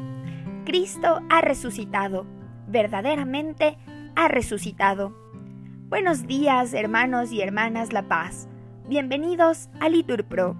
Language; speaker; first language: Spanish; native; Spanish